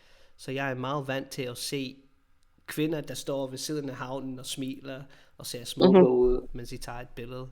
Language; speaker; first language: Danish; non-native, fluent; English